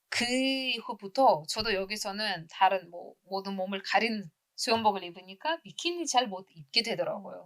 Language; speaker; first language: Korean; non-native, fluent; Uzbek